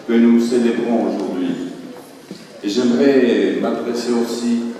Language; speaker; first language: French; non-native, fluent; Georgian